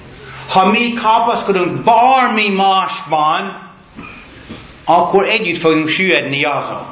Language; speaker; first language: Hungarian; non-native, learner; English